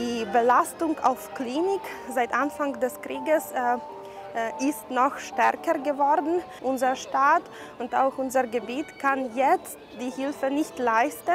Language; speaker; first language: German; early bilingual, heritage; German